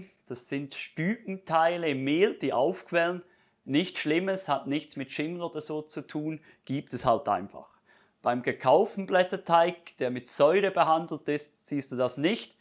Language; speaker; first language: German; native; German